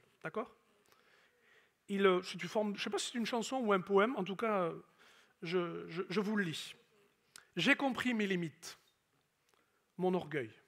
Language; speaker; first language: French; native; French